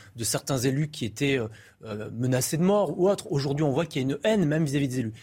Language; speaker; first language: French; native; French